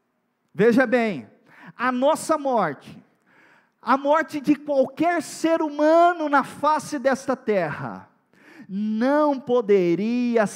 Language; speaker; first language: Portuguese; native; Portuguese